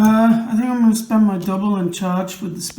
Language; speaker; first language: English; native; English